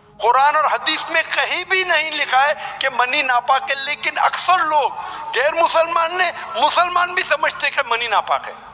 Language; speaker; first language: Urdu; non-native, local second language; Konkani